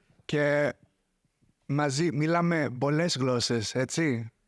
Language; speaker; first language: Greek; non-native, fluent; English